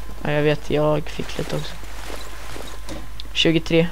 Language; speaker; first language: Swedish; native; Swedish